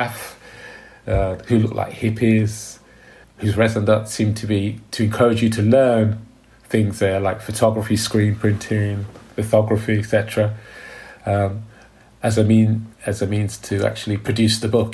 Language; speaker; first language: English; native; English